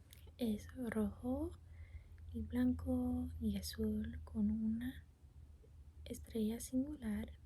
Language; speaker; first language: Spanish; non-native, learner; English